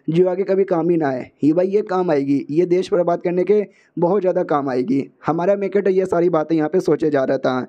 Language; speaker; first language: Hindi; native; Hindi